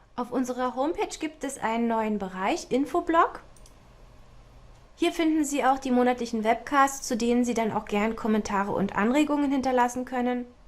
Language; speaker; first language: German; native; German